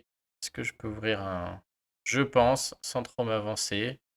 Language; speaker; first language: French; native; French